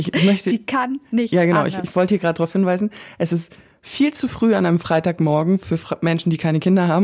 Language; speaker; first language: German; native; German